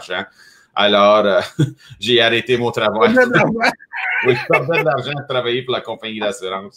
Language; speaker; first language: French; native; French